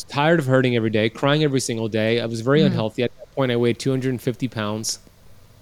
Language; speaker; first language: English; native; English